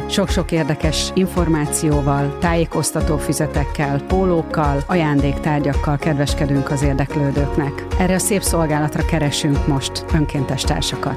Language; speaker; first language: Hungarian; native; Hungarian